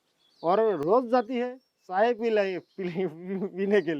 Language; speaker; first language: Hindi; non-native, local second language; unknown